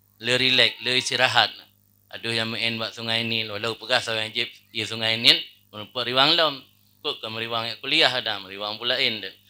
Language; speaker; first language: Malay; non-native, local second language; Achinese